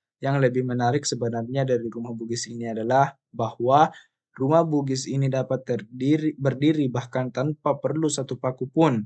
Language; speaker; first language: Indonesian; non-native, local second language; Buginese